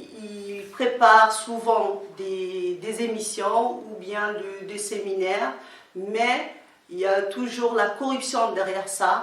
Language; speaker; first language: French; non-native, local second language; Somali